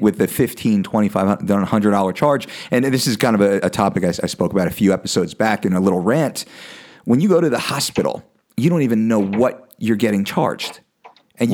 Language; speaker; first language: English; native; English